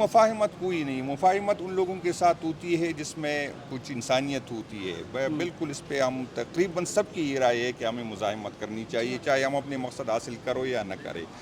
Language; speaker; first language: Urdu; non-native, local second language; Pashto